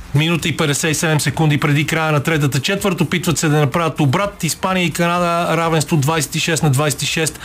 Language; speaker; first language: Bulgarian; native; Bulgarian